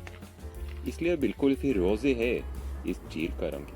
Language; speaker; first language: Hindi; non-native, fluent; Norwegian